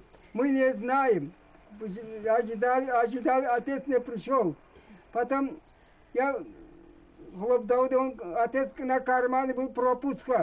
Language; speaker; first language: Russian; non-native, local second language; Crimean Tatar